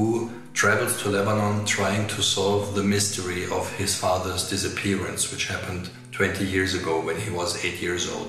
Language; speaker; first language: English; non-native, fluent; German